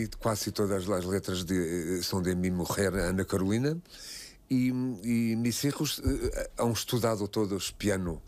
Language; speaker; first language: Spanish; non-native, fluent; Portuguese